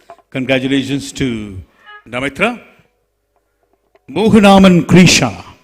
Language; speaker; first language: English; non-native, local second language; Tamil